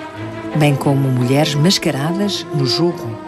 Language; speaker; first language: Portuguese; native; Portuguese